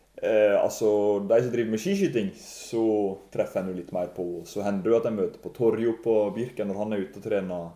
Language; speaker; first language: Norwegian; native; Norwegian